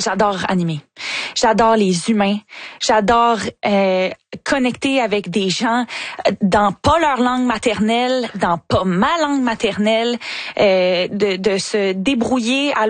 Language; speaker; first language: French; native; French